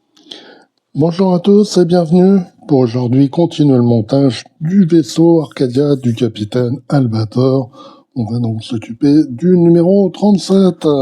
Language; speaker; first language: French; native; French